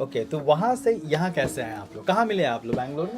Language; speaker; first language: Hindi; native; Hindi